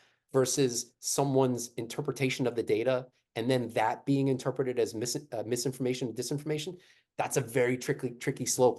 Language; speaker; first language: English; native; English